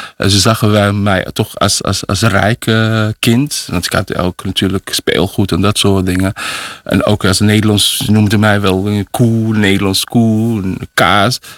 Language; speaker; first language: Dutch; early bilingual, other home language; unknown